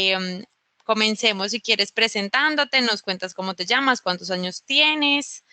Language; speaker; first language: Spanish; native; Spanish